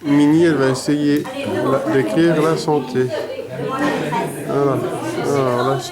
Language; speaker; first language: French; native; French